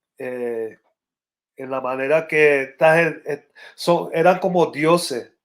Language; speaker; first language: Spanish; early bilingual, other home language; English